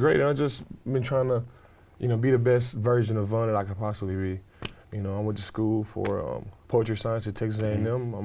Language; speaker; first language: English; native; English